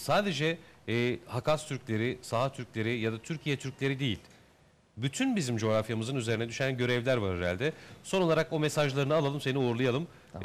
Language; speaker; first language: Turkish; native; Turkish